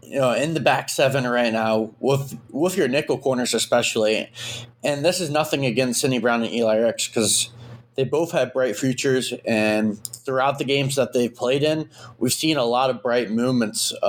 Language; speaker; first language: English; native; English